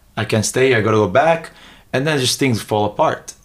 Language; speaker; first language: English; early bilingual, other home language; Hebrew